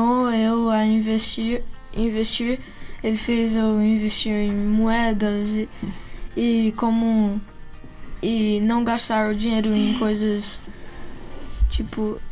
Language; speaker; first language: Portuguese; early bilingual, heritage; Portuguese